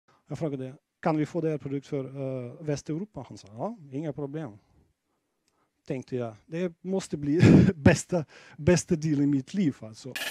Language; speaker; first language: Swedish; non-native, fluent; Russian